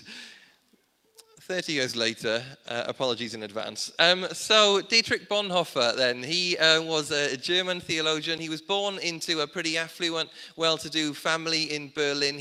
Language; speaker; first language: English; native; English